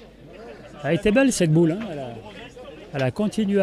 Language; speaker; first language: French; native; French